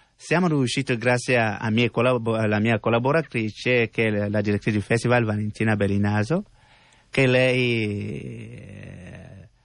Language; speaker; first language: Italian; non-native, learner; French